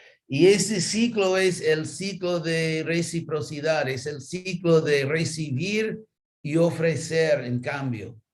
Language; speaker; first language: Spanish; non-native, fluent; English